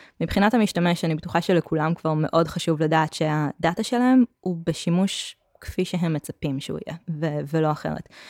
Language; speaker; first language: Hebrew; native; Hebrew